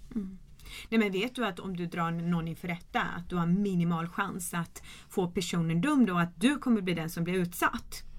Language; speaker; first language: Swedish; early bilingual, other home language; Kurdish